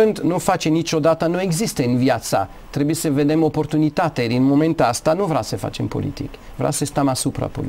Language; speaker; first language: Romanian; non-native, learner; English